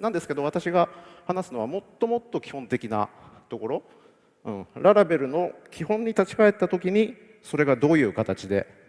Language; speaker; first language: Japanese; native; Japanese